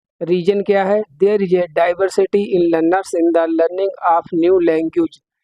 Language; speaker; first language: Hindi; native; Hindi